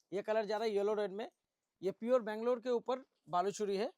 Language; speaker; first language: Hindi; non-native, local second language; Bangla